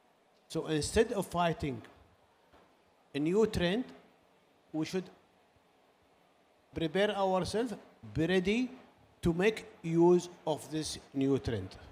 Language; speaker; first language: English; non-native, learner; Arabic